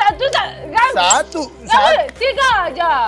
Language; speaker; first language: Indonesian; non-native, learner; Russian